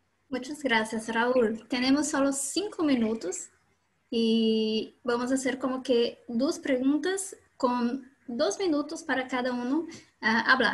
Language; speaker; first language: Spanish; non-native, learner; Portuguese